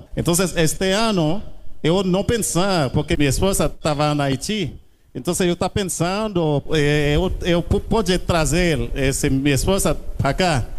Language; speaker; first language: Portuguese; non-native, learner; Haitian Creole